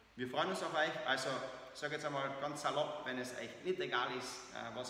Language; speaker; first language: German; native; German